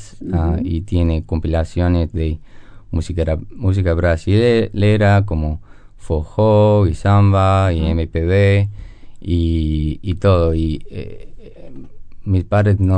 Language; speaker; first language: Spanish; non-native, learner; English